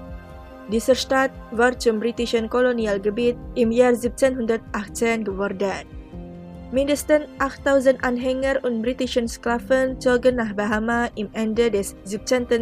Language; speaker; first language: German; non-native, fluent; Indonesian